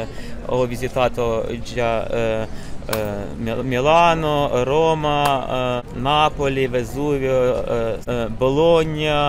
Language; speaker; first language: Italian; non-native, learner; Ukrainian